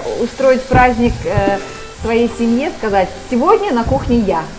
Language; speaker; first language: Russian; native; Russian